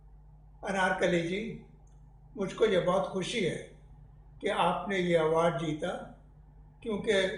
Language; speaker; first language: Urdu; non-native, fluent; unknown